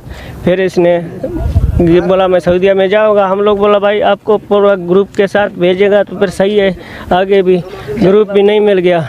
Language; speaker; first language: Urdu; non-native, local second language; Baluchi